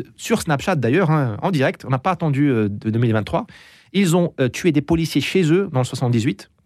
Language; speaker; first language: French; non-native, local second language; Arabic